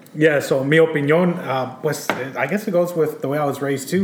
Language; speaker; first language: English; early bilingual, other home language; Spanish